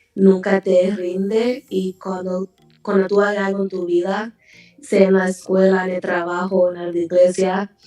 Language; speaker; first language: Spanish; early bilingual, heritage; Spanish